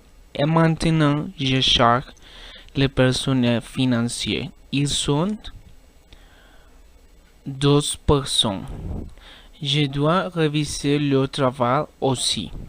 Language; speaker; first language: French; non-native, learner; Spanish